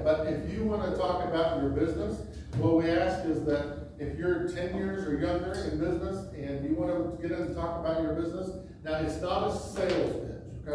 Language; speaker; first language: English; native; English